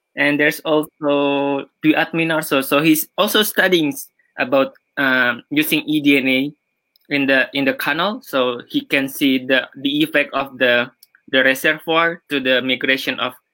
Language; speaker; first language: English; non-native, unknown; Indonesian